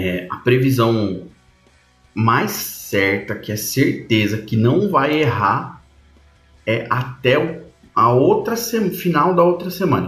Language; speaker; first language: Portuguese; native; Portuguese